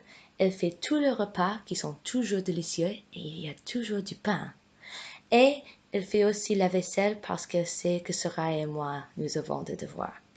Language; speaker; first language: French; non-native, fluent; English